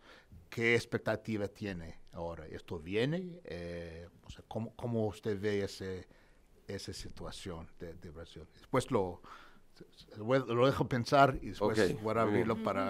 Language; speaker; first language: Spanish; non-native, fluent; English